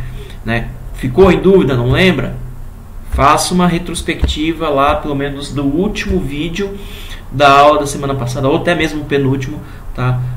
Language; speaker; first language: Portuguese; native; Portuguese